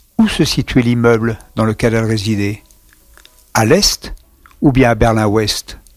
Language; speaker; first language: French; native; French